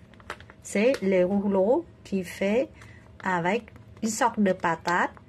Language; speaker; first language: French; non-native, fluent; Vietnamese